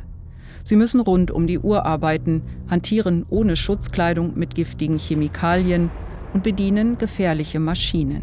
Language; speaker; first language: German; native; German